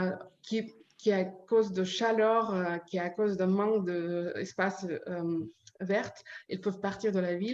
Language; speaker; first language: French; non-native, learner; Ukrainian